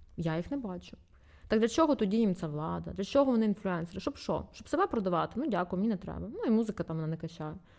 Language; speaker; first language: Ukrainian; non-native, local second language; Russian